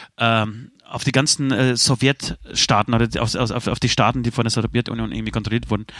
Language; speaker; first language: German; early bilingual, other home language; Polish